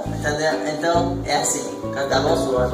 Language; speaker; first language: Portuguese; non-native, local second language; Haitian Creole